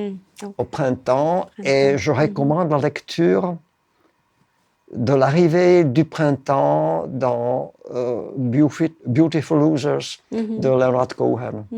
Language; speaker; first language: French; non-native, fluent; Czech